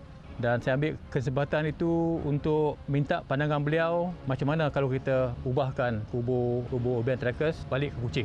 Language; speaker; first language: Malay; native; Malay